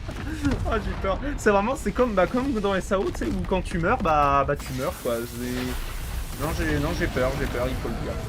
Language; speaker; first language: French; native; French